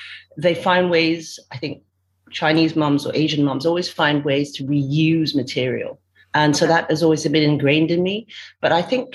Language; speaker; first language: English; non-native, local second language; Cantonese